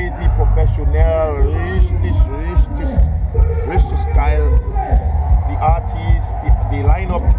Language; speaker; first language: German; non-native, fluent; English